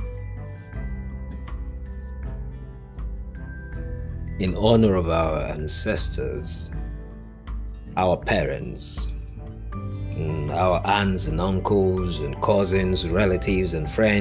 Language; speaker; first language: English; non-native, local second language; Esan